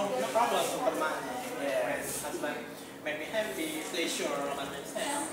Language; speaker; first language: English; non-native, learner; Indonesian